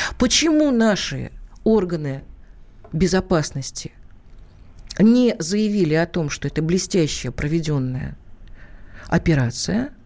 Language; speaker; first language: Russian; native; Russian